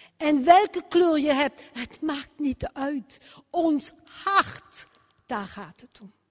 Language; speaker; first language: Dutch; non-native, fluent; French